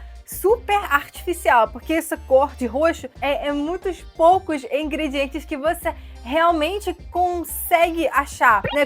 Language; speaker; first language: Portuguese; non-native, fluent; Russian